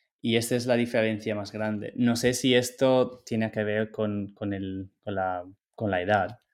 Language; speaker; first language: Spanish; non-native, fluent; Italian